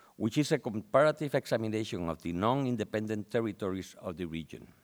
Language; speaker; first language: English; non-native, local second language; Spanish